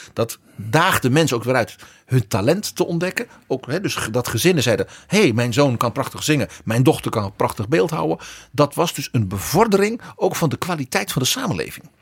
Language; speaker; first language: Dutch; native; Dutch